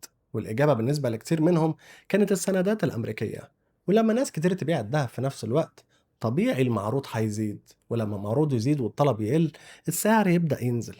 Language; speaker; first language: Arabic; native; Arabic